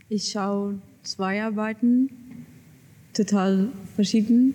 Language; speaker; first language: German; non-native, learner; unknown